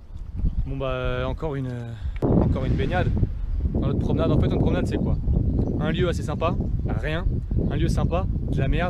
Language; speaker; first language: French; native; French